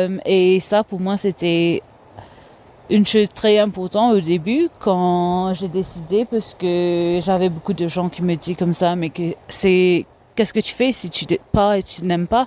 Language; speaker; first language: French; non-native, local second language; Morisyen